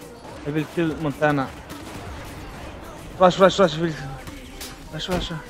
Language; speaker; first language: English; non-native, learner; Turkish